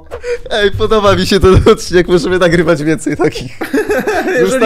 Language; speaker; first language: Polish; native; Polish